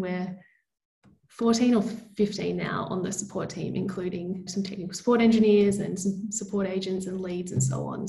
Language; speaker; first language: English; native; English